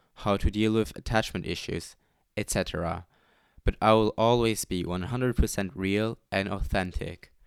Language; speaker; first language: English; non-native, fluent; Luxembourgish